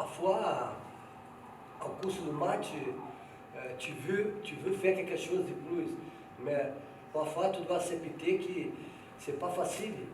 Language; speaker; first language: French; non-native, fluent; Portuguese